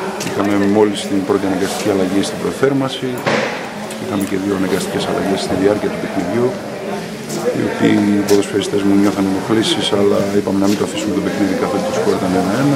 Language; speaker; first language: Greek; native; Greek